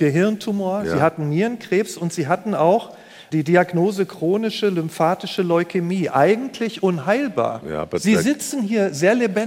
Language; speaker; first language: German; native; German